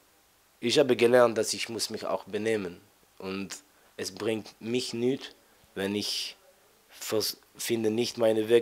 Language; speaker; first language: German; non-native, fluent; French